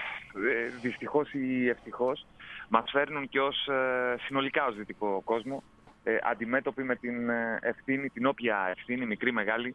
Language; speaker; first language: Greek; native; Greek